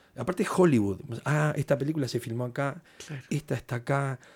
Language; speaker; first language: Spanish; native; Spanish